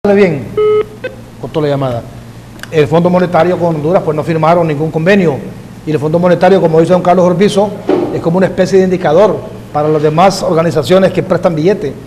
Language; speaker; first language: Spanish; native; Spanish